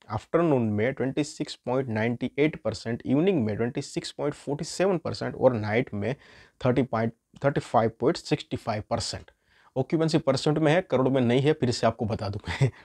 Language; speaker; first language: Hindi; non-native, local second language; Gujarati